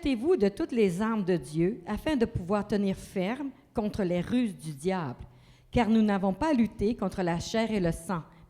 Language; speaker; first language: French; native; French